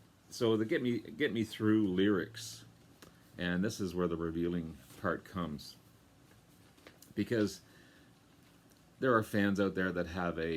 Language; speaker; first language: English; native; English